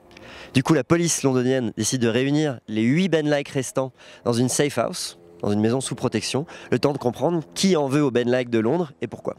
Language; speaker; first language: French; native; French